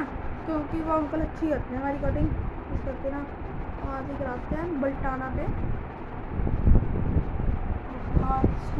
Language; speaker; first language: Hindi; native; Hindi